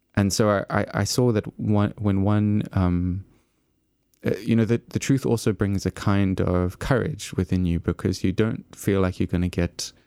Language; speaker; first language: English; native; English